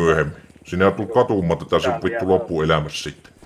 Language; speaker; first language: Finnish; native; Finnish